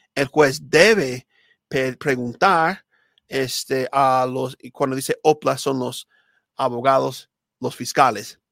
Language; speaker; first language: Spanish; non-native, fluent; English